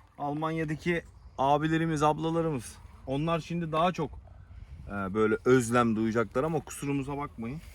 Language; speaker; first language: Turkish; early bilingual, heritage; Turkish